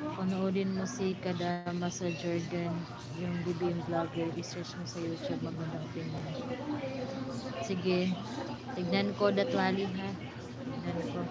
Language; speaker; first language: Filipino; non-native, local second language; Cebuano